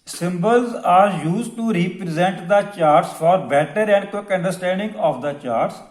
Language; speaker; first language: English; non-native, local second language; Punjabi